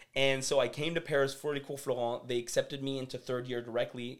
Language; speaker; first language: English; early bilingual, other home language; French